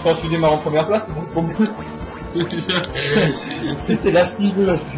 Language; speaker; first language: French; native; French